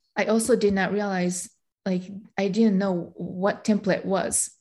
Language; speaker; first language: English; non-native, fluent; Japanese